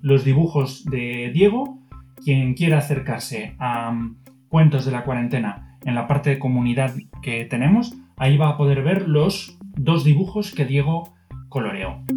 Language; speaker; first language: Spanish; native; Spanish